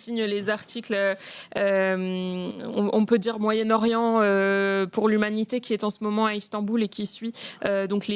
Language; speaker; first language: French; native; French